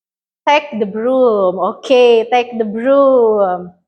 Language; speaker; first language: English; non-native, learner; Indonesian